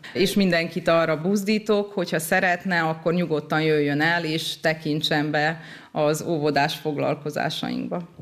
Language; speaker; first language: Hungarian; native; Hungarian